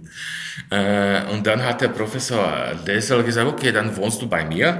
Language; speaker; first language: German; non-native, fluent; Slovak